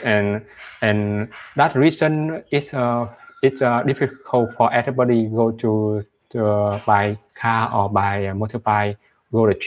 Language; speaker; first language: English; non-native, learner; Vietnamese